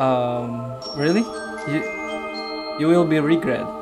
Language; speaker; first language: English; non-native, learner; Indonesian